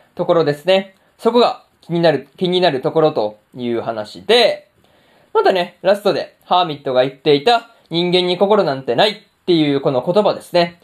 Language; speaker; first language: Japanese; native; Japanese